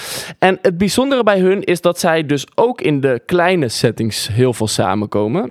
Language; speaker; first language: Dutch; native; Dutch